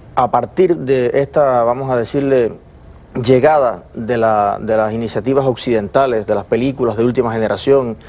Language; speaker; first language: Spanish; native; Spanish